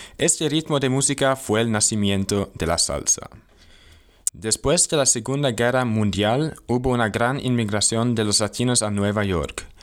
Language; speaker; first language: Spanish; non-native, learner; German